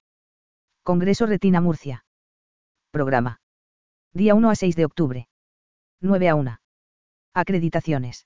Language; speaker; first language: Spanish; native; Spanish